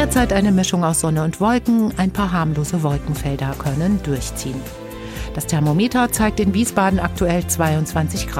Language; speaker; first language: German; native; German